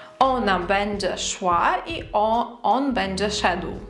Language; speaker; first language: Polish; non-native, fluent; Ukrainian